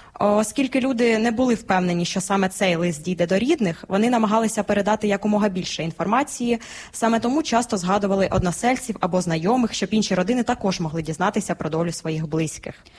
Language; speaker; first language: Ukrainian; native; Ukrainian